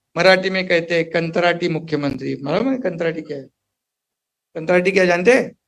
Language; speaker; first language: Hindi; non-native, local second language; Marathi